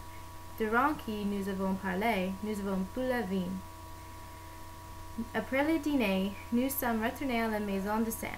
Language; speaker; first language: French; non-native, learner; English